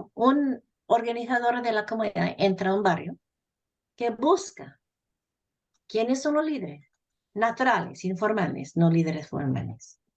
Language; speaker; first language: Spanish; non-native, fluent; English